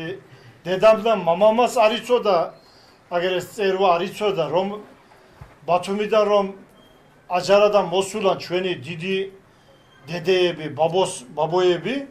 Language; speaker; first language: Georgian; early bilingual, heritage; Georgian